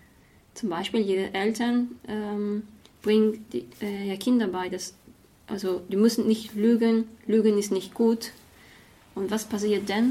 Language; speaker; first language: German; non-native, fluent; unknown